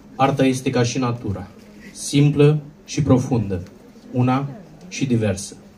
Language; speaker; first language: Romanian; native; Romanian